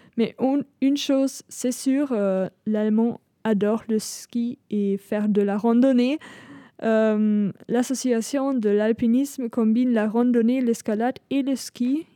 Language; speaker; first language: French; non-native, fluent; German